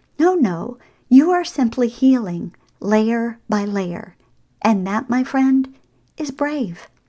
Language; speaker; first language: English; native; English